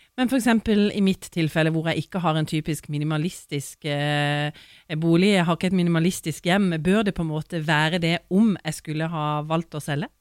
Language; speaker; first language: Norwegian; native; Norwegian